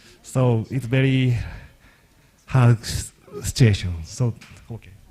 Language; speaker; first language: English; non-native, learner; Japanese